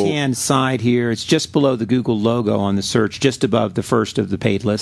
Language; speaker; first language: English; native; English